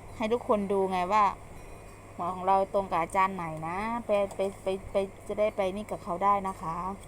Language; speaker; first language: Thai; native; Thai